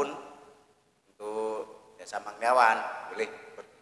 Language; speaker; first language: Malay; non-native, local second language; Javanese